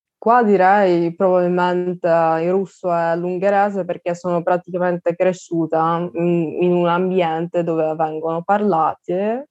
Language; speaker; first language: Italian; non-native, fluent; Russian